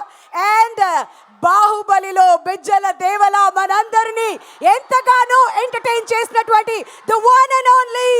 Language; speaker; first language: Telugu; native; Telugu